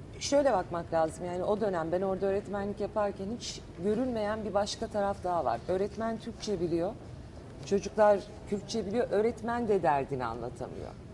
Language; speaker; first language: Turkish; native; Turkish